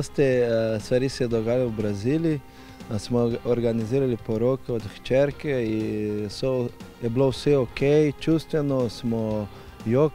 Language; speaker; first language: Slovenian; non-native, learner; Portuguese